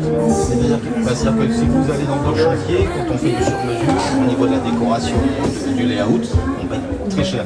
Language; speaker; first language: French; native; French